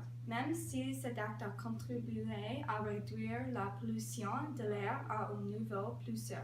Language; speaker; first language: French; non-native, learner; English